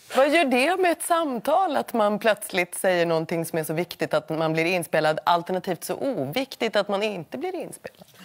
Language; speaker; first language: Swedish; native; Swedish